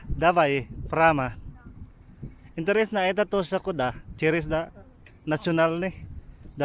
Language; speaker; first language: Russian; non-native, learner; Filipino